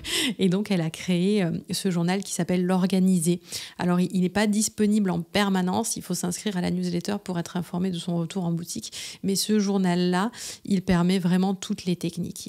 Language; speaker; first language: French; native; French